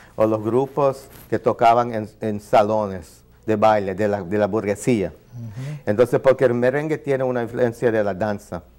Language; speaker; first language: Spanish; non-native, fluent; English